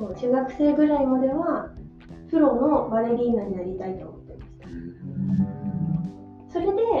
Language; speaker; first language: Japanese; native; Japanese